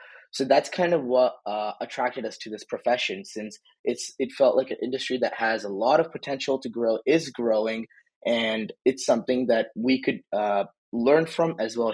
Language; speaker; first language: English; native; English